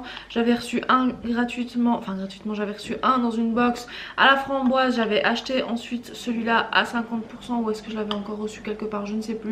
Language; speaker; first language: French; native; French